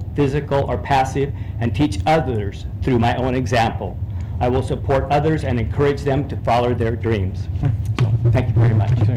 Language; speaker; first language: English; native; English